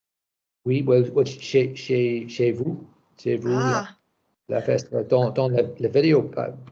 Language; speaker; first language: French; non-native, learner; English